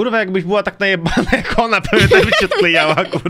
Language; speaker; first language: Polish; native; Polish